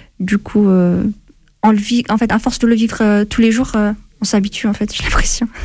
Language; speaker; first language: French; non-native, fluent; Amharic